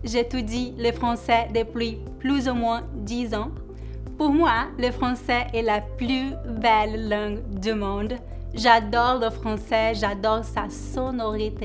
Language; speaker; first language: English; non-native, fluent; Portuguese